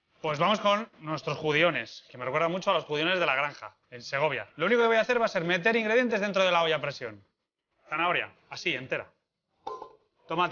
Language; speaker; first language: Spanish; native; Spanish